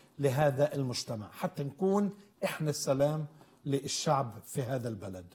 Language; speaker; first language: Arabic; native; Arabic